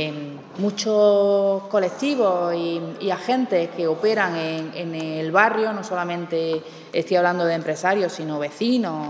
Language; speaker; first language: Spanish; native; Spanish